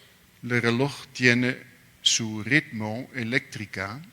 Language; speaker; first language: Spanish; non-native, learner; Dutch